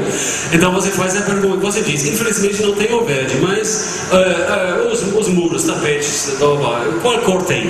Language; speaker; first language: Portuguese; non-native, fluent; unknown